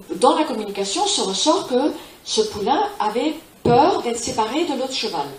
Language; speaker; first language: French; non-native, fluent; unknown